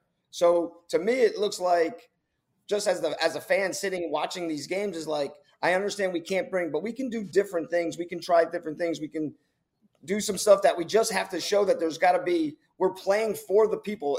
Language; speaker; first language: English; native; English